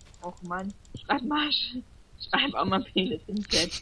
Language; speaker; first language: German; native; German